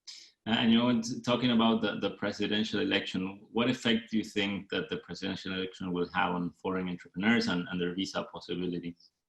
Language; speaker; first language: English; non-native, fluent; Spanish